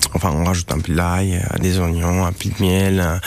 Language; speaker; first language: French; non-native, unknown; Romanian